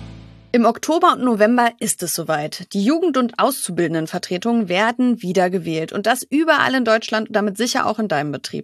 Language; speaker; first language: German; native; German